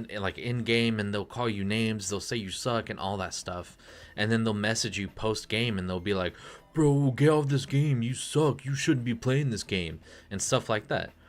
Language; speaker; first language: English; native; English